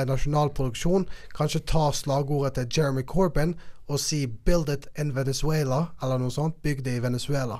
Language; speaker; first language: Norwegian; native; Norwegian